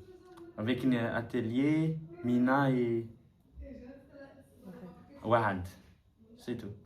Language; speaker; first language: French; non-native, learner; Malagasy